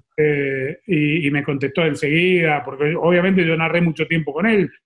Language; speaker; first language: Spanish; native; Spanish